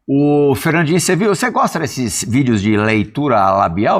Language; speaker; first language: Portuguese; native; Portuguese